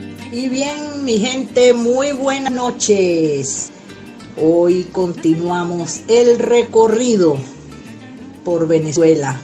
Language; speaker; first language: Spanish; native; Spanish